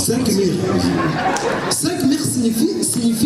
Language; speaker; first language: French; non-native, learner; Kinyarwanda